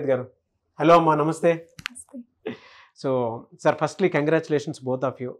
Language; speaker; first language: Telugu; native; Telugu